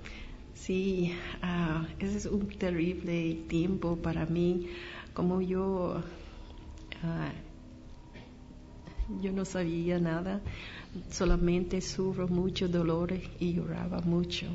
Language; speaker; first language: Spanish; non-native, learner; Vietnamese